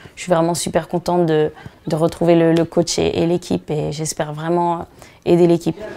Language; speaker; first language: French; native; French